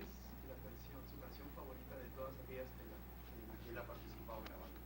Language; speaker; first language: Spanish; native; Spanish